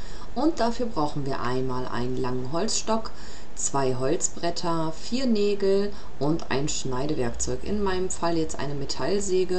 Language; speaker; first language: German; native; German